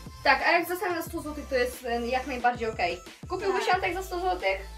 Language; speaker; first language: Polish; native; Polish